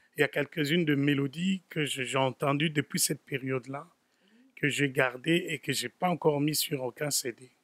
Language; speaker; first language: French; non-native, local second language; Lingala